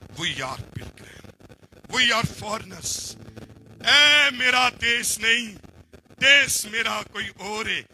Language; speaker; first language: Urdu; non-native, local second language; Punjabi